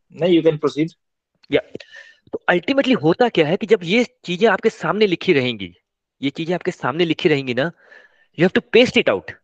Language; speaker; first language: Hindi; non-native, local second language; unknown